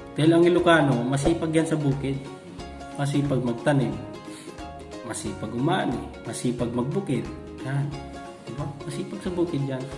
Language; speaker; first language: Filipino; non-native, local second language; Iloko